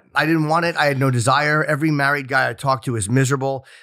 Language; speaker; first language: English; native; English